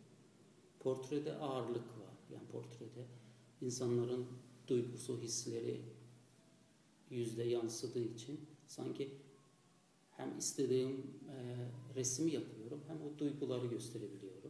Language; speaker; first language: Turkish; non-native, fluent; Azerbaijani